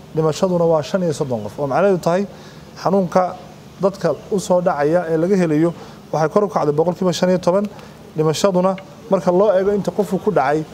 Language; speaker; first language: Somali; native; Somali